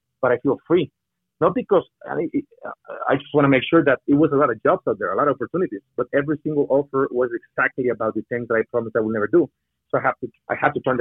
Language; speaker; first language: English; non-native, fluent; Spanish